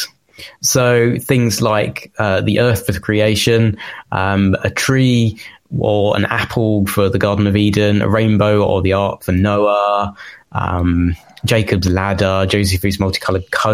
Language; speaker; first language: English; native; English